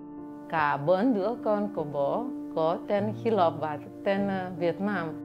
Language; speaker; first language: Vietnamese; early bilingual, heritage; Vietnamese